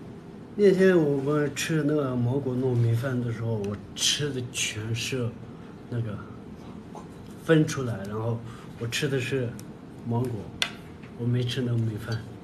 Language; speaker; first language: Chinese; non-native, local second language; Tibetan